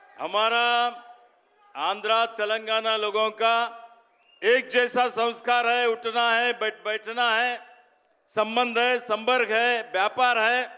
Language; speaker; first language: Hindi; non-native, local second language; Kannada